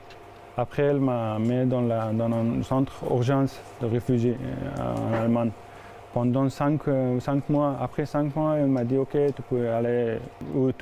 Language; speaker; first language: French; non-native, learner; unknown